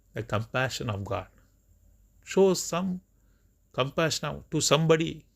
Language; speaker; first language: English; non-native, local second language; Tamil